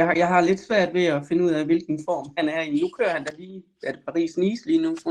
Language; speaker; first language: Danish; native; Danish